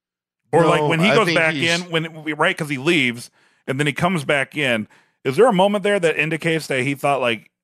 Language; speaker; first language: English; native; English